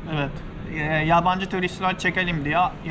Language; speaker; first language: Turkish; non-native, fluent; Japanese